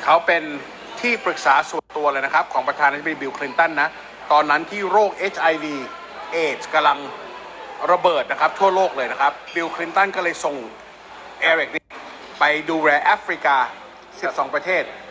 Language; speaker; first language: Thai; native; Thai